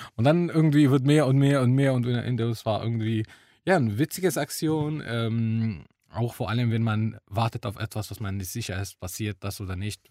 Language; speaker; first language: German; non-native, fluent; Arabic